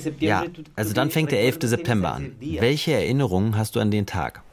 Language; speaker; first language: German; native; German